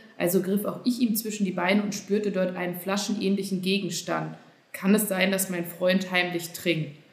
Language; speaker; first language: German; native; German